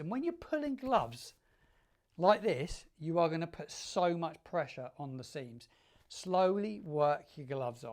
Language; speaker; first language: English; native; English